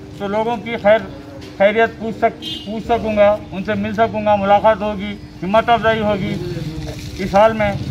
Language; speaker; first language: Hindi; non-native, local second language; Urdu